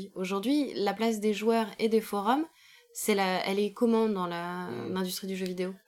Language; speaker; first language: French; native; French